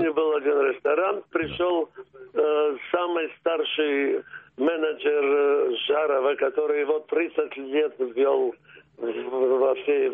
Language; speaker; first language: Russian; early bilingual, heritage; Russian